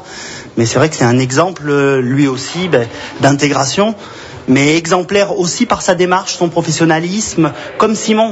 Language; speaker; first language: French; native; French